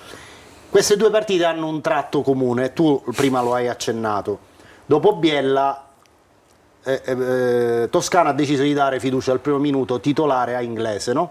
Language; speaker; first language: Italian; native; Italian